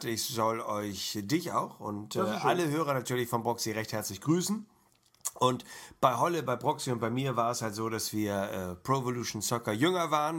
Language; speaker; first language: German; native; German